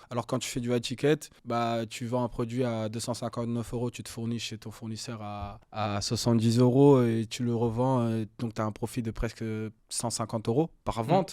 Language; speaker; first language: French; native; French